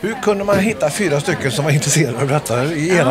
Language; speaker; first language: Swedish; native; Swedish